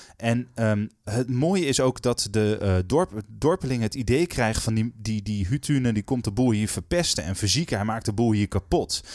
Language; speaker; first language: Dutch; native; Dutch